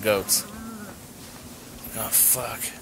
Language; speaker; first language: English; native; English